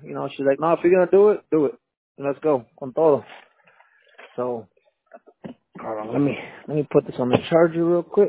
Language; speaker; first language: English; early bilingual, other home language; Spanish